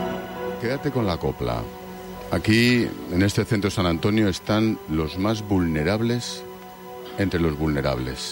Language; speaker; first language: Spanish; native; Spanish